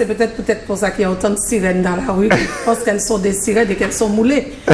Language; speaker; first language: French; native; French